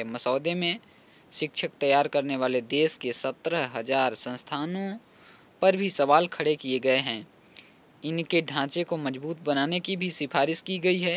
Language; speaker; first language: Hindi; native; Hindi